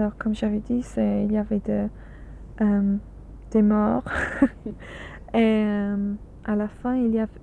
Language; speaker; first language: French; non-native, learner; English